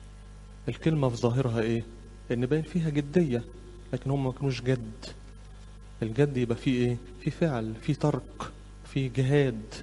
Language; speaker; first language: Arabic; native; Arabic